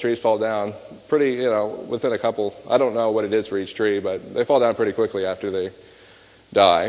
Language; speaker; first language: English; native; English